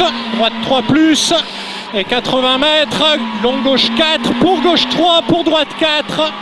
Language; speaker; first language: French; native; French